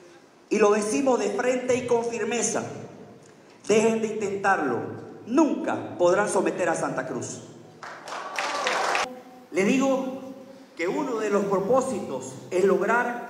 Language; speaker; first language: Spanish; native; Spanish